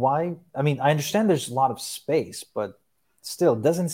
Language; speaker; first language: English; early bilingual, other home language; Ukrainian